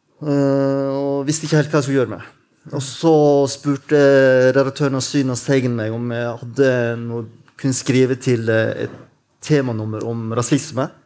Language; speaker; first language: Norwegian; native; Norwegian